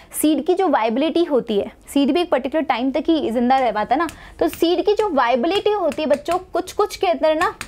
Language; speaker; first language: Hindi; native; Hindi